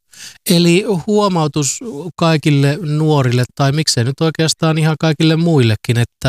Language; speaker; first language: Finnish; native; Finnish